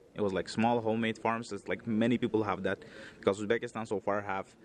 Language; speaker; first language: English; non-native, fluent; Uzbek